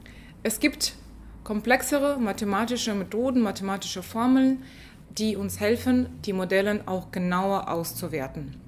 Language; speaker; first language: German; non-native, fluent; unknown